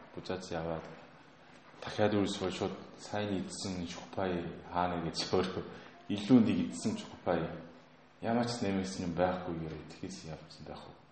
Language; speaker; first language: Mongolian; non-native, fluent; Korean